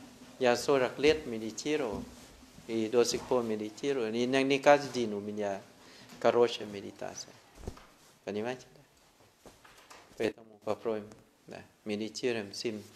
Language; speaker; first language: Russian; non-native, learner; Thai